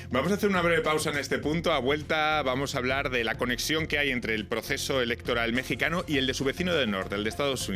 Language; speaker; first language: Spanish; native; Spanish